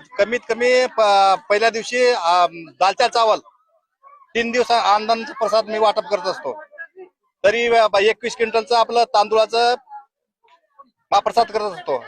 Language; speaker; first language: Marathi; non-native, local second language; Lambadi